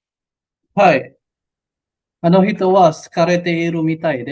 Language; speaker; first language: Japanese; non-native, learner; Indonesian